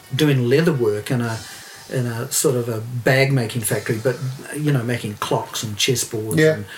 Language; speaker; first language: English; native; English